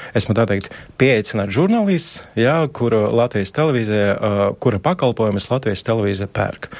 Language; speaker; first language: Latvian; non-native, local second language; Russian